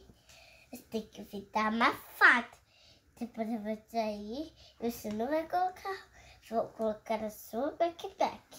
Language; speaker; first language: Portuguese; early bilingual, heritage; Portuguese